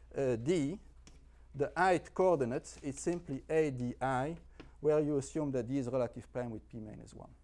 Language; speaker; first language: English; non-native, fluent; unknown